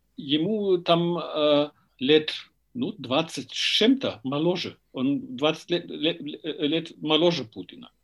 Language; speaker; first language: Russian; non-native, fluent; German